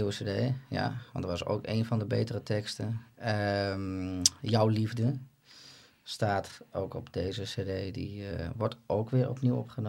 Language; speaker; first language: Dutch; native; Dutch